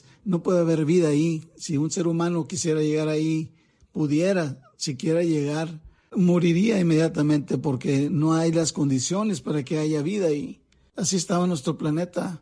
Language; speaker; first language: Spanish; native; Spanish